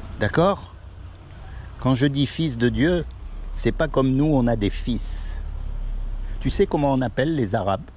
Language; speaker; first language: French; native; French